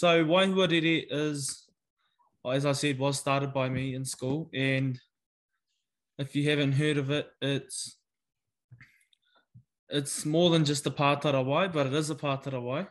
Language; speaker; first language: English; native; English